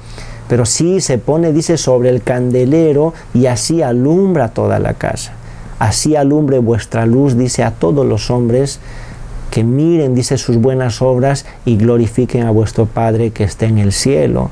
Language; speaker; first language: Spanish; native; Spanish